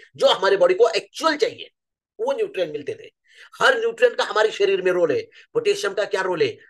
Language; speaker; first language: Hindi; non-native, local second language; Marathi